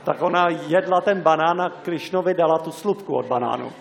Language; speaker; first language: Czech; native; Czech